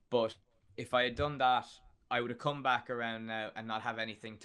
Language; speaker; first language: English; native; English